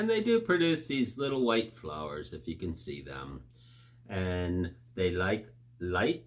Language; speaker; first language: English; native; English